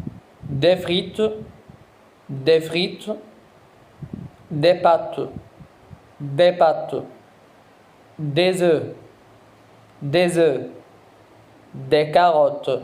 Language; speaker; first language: French; non-native, fluent; Arabic